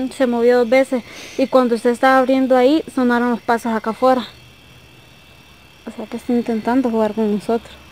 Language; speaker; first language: Spanish; native; Spanish